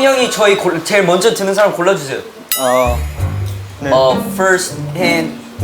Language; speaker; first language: Korean; non-native, learner; Chinese